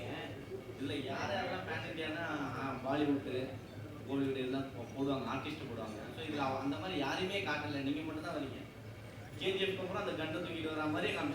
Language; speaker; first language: Tamil; native; Tamil